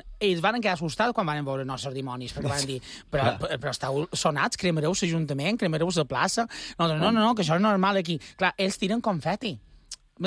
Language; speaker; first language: Catalan; native; Catalan